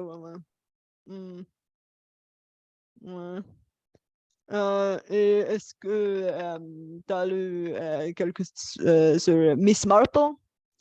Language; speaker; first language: French; non-native, fluent; Bulgarian